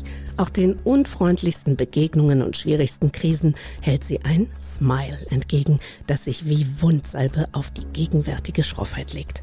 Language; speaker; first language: German; native; German